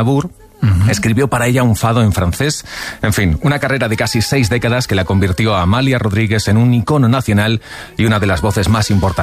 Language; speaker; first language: Spanish; native; Spanish